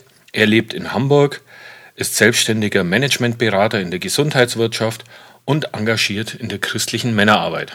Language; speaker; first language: German; native; German